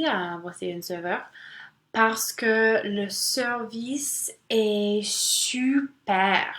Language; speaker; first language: French; non-native, local second language; English